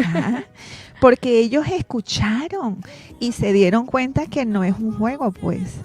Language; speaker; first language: Spanish; native; Spanish